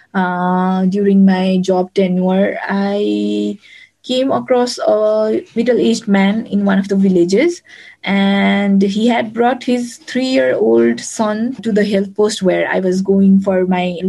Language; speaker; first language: English; non-native, local second language; Nepali